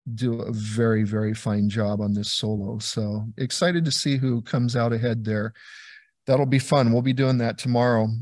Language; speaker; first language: English; native; English